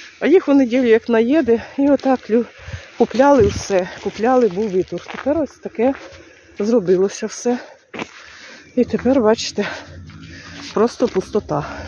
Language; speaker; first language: Ukrainian; native; Ukrainian